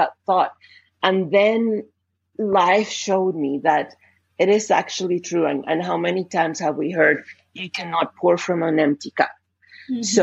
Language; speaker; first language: English; non-native, fluent; Spanish